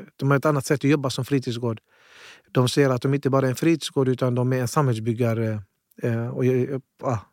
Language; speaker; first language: Swedish; early bilingual, other home language; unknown